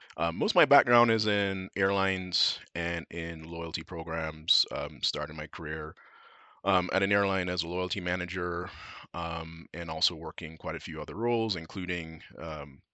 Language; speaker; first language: English; native; English